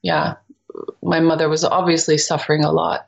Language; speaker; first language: English; native; English